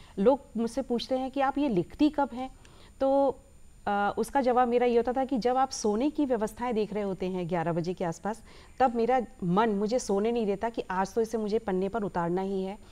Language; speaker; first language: Hindi; native; Hindi